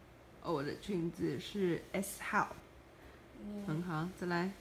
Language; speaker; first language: Chinese; non-native, fluent; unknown